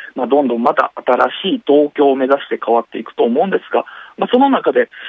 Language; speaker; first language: Japanese; native; Japanese